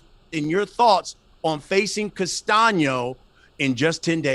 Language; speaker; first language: English; native; English